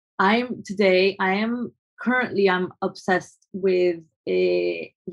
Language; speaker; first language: English; non-native, fluent; Spanish